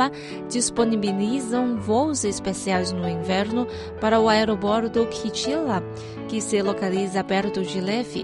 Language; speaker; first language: Portuguese; non-native, fluent; Chinese